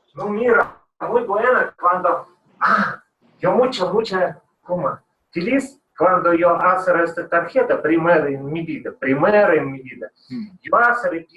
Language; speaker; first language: Spanish; non-native, learner; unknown